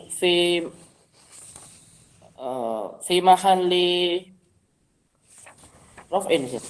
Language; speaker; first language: Arabic; non-native, learner; Indonesian